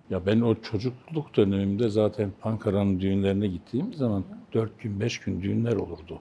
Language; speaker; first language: Turkish; native; Turkish